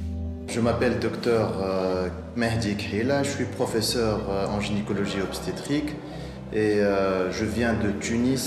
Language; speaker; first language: French; non-native, local second language; Arabic